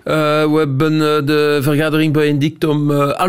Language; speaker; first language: Dutch; non-native, local second language; French